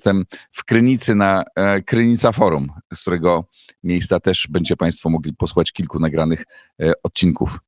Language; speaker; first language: Polish; native; Polish